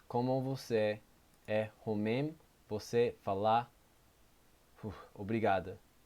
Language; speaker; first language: Portuguese; non-native, learner; English